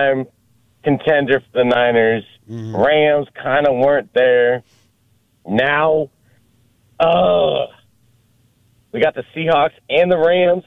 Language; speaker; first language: English; native; English